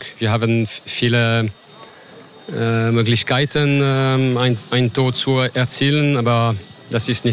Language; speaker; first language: German; non-native, learner; French